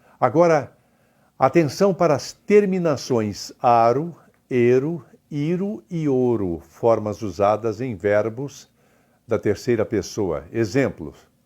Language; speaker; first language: Portuguese; native; Portuguese